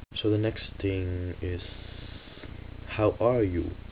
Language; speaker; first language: English; non-native, fluent; Dutch